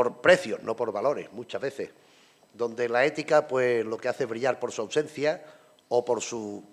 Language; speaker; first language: Spanish; native; Spanish